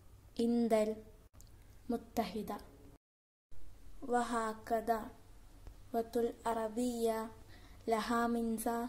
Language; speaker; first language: Arabic; non-native, learner; Malayalam